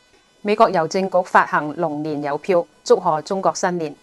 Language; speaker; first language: Chinese; non-native, local second language; Cantonese